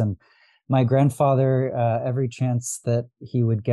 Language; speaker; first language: English; early bilingual, other home language; Arabic